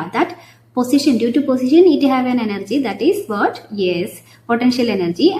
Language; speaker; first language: English; non-native, local second language; Malayalam